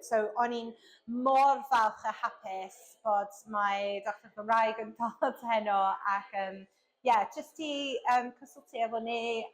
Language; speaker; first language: Welsh; non-native, fluent; English